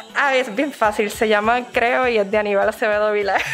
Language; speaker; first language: Spanish; native; Spanish